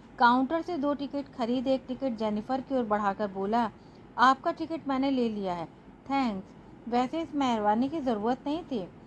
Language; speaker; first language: Hindi; native; Hindi